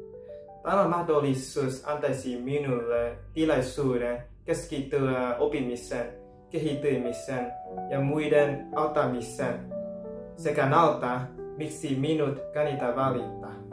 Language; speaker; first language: Finnish; non-native, fluent; Vietnamese